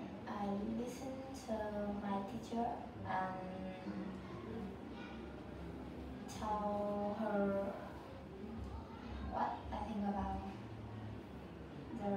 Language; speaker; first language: English; non-native, learner; Vietnamese